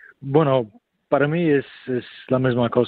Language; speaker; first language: Spanish; non-native, learner; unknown